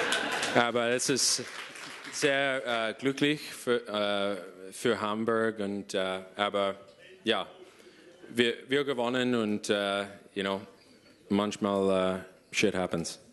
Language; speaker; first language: German; non-native, learner; English